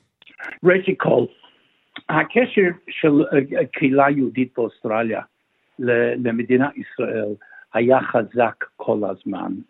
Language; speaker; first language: Hebrew; non-native, fluent; English